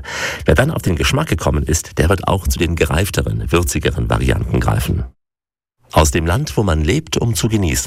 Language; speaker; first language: German; native; German